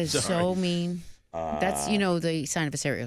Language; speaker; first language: English; native; English